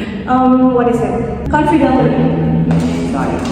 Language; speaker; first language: English; non-native, fluent; Indonesian